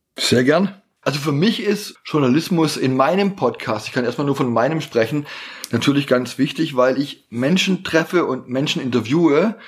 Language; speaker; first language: German; native; German